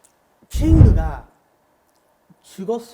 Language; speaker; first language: Korean; non-native, learner; Japanese